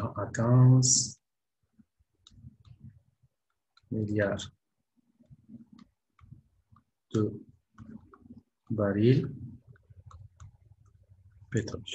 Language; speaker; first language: French; non-native, local second language; Arabic